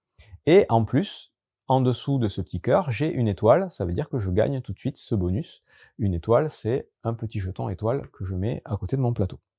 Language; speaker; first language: French; native; French